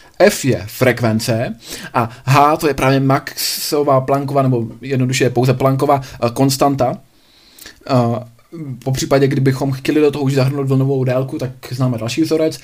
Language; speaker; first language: Czech; native; Czech